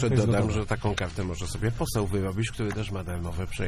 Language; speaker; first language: Polish; native; Polish